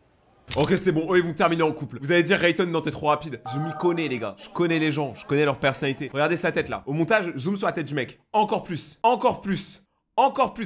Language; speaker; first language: French; native; French